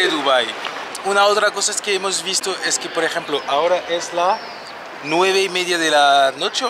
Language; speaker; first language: Spanish; non-native, fluent; French